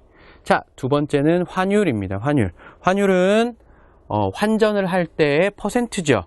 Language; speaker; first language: Korean; native; Korean